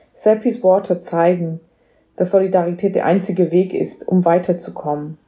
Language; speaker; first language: German; non-native, fluent; English